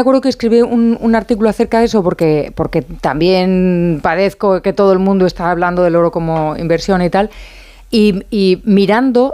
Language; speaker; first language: Spanish; native; Spanish